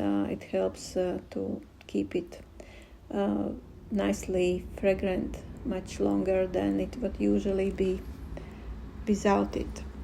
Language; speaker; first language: English; non-native, fluent; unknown